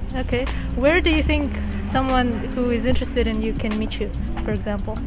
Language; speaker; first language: English; non-native, fluent; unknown